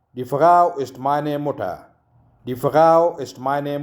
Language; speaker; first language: German; non-native, learner; Urdu